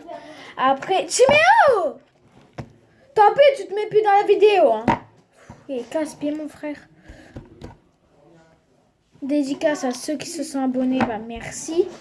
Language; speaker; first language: French; native; French